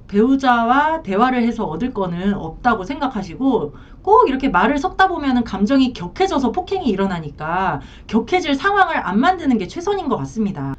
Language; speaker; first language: Korean; native; Korean